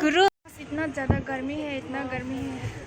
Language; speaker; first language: Hindi; non-native, local second language; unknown